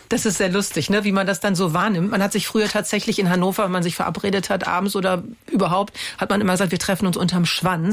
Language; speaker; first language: German; native; German